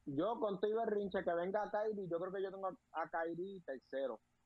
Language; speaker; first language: Spanish; native; Spanish